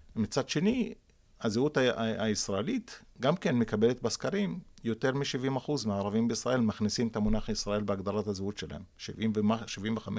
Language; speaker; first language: Hebrew; non-native, local second language; Arabic